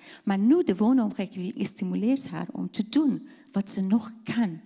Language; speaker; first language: Dutch; non-native, fluent; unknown